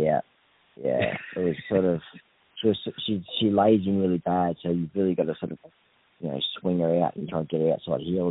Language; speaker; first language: English; native; English